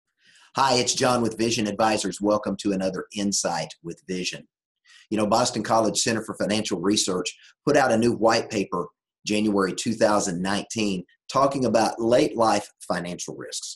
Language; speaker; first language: English; native; English